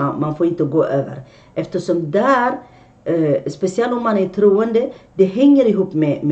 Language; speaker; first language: Swedish; non-native, fluent; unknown